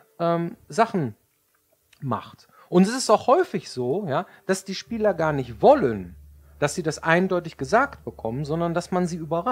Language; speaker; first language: German; native; German